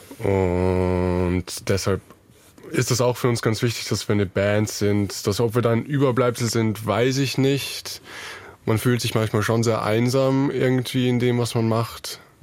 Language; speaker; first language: German; native; German